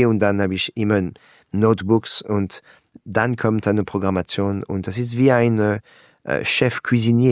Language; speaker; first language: German; non-native, learner; French